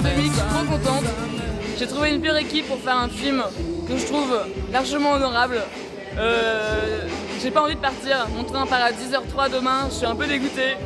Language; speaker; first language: French; native; French